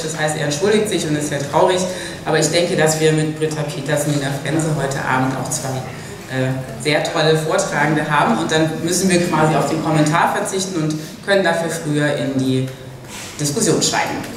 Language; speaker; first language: German; native; German